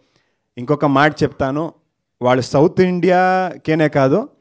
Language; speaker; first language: Telugu; non-native, learner; Kannada